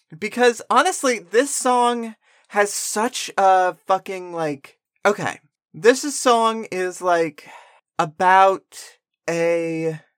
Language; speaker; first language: English; early bilingual, other home language; Spanish